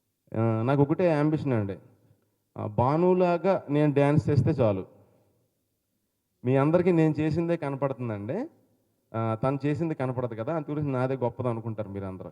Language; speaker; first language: Telugu; native; Telugu